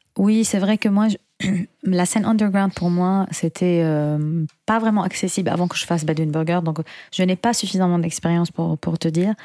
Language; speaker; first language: French; non-native, fluent; Arabic